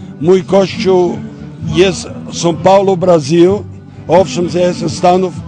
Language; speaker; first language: Polish; early bilingual, heritage; Polish